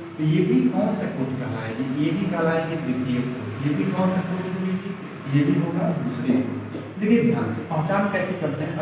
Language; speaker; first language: Hindi; native; Hindi